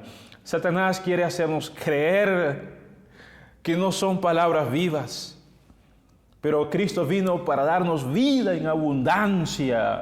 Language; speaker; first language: Spanish; native; Spanish